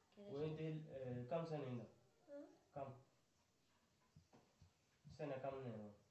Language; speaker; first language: French; non-native, local second language; Arabic